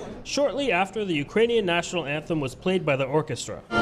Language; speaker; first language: English; native; English